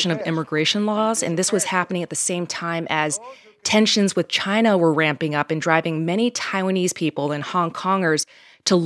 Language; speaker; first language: English; native; English